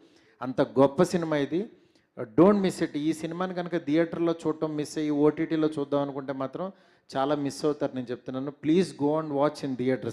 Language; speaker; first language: Telugu; native; Telugu